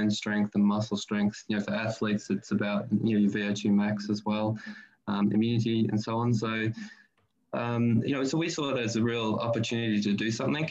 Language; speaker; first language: English; native; English